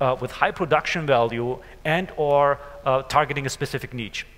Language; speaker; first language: English; non-native, fluent; German